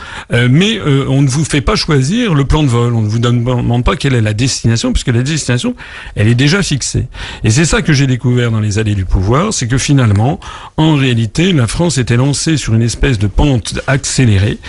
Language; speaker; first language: French; native; French